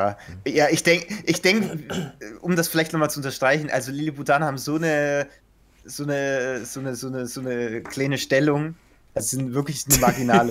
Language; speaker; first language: German; native; German